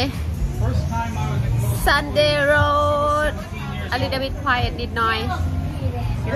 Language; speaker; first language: English; non-native, learner; Thai